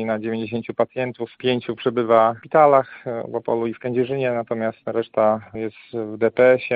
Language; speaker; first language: Polish; native; Polish